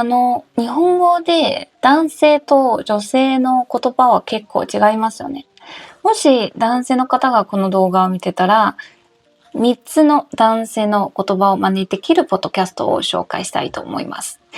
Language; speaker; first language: Japanese; non-native, fluent; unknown